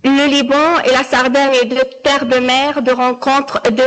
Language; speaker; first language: French; non-native, local second language; Arabic